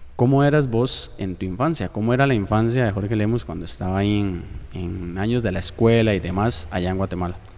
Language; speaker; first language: Spanish; native; Spanish